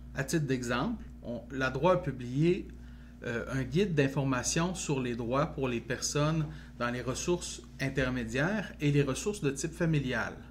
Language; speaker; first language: French; native; French